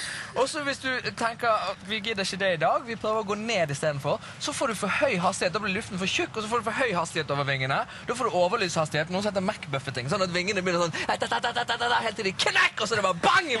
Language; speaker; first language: Norwegian; native; Norwegian